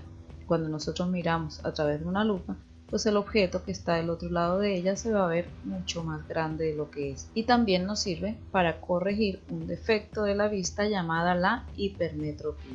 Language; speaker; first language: Spanish; native; Spanish